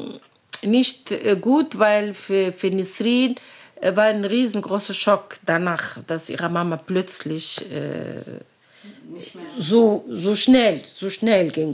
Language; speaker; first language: German; non-native, learner; Arabic